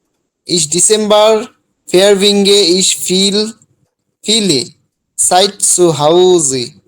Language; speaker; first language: German; non-native, learner; Bangla